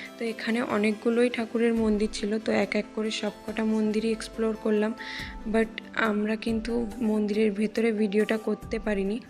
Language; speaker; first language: Bangla; native; Bangla